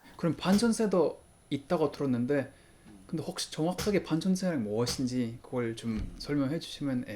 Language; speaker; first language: Korean; non-native, fluent; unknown